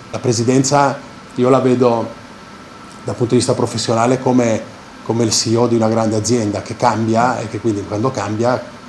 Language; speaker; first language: Italian; native; Italian